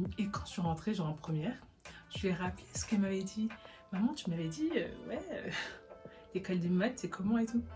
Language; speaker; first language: French; early bilingual, other home language; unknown